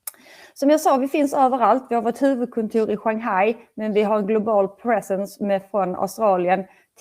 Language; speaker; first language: Swedish; native; Swedish